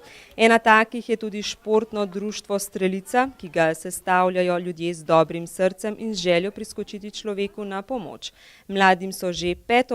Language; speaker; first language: Slovenian; native; Slovenian